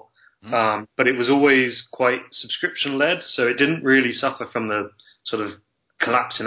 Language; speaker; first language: English; native; English